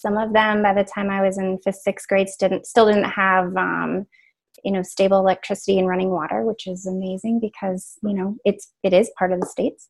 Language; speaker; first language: English; native; English